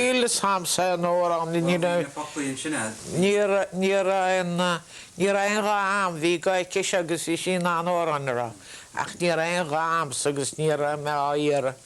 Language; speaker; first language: Irish; native; Irish